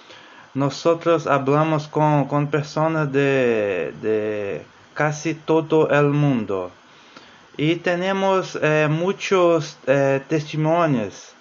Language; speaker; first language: Spanish; non-native, fluent; Portuguese